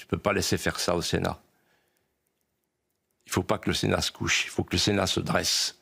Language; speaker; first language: French; native; French